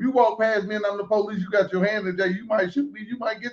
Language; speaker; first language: English; native; English